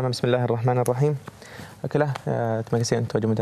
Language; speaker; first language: Indonesian; non-native, fluent; Arabic